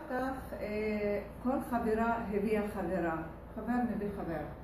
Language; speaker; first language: Hebrew; non-native, local second language; Arabic